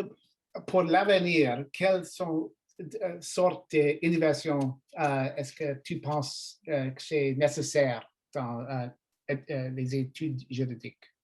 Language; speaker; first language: French; non-native, learner; English